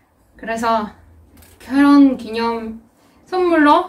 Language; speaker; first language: Korean; non-native, fluent; Russian